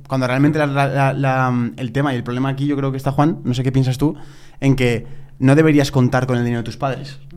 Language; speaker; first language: Spanish; native; Spanish